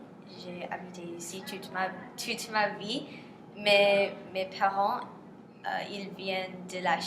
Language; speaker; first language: French; non-native, learner; English